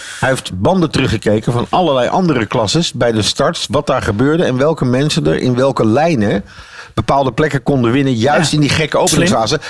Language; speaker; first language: Dutch; native; Dutch